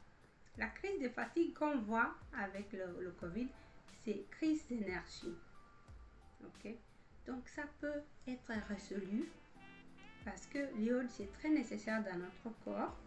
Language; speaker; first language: French; non-native, fluent; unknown